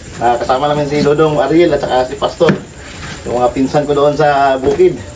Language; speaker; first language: Filipino; non-native, local second language; Cebuano